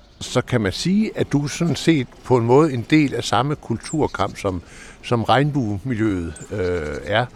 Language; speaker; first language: Danish; native; Danish